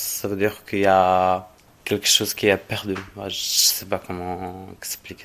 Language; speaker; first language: French; non-native, fluent; Arabic